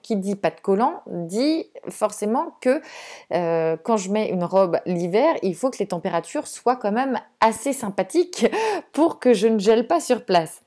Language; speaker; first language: French; native; French